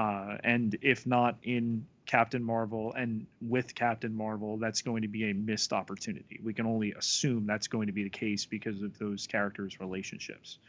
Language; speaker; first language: English; native; English